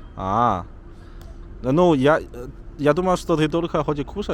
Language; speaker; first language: Russian; non-native, learner; Chinese